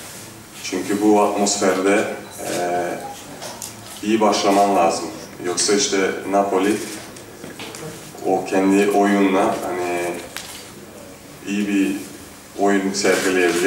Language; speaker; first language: Turkish; non-native, fluent; Italian